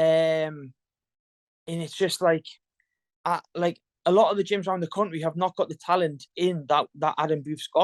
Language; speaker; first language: English; native; English